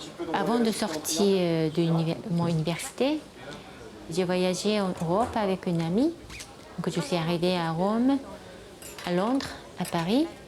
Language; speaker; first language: French; non-native, fluent; Japanese